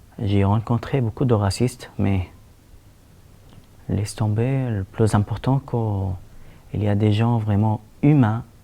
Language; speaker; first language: French; non-native, learner; Arabic